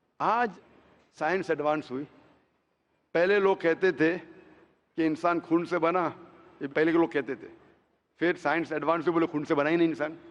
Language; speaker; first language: Hindi; non-native, local second language; Konkani